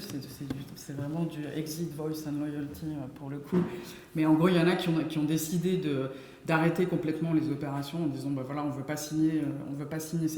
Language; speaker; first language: French; native; French